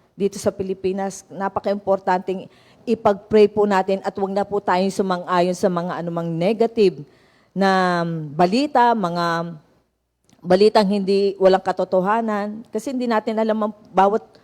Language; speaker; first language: Filipino; native; Filipino